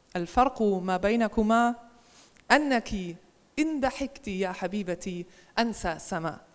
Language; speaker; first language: Arabic; non-native, fluent; German